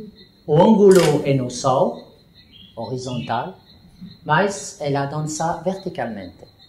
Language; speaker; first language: Portuguese; non-native, learner; French